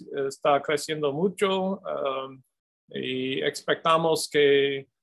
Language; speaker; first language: Spanish; non-native, fluent; English